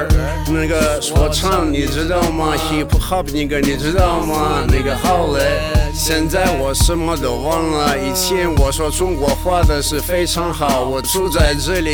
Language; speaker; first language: Chinese; non-native, learner; Russian